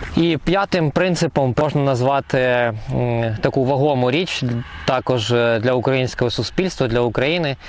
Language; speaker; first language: Ukrainian; non-native, local second language; Russian